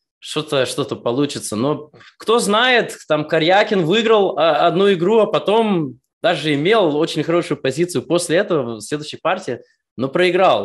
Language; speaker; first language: Russian; early bilingual, heritage; Russian